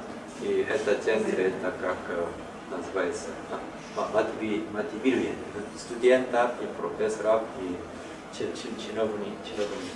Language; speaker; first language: Russian; non-native, learner; Korean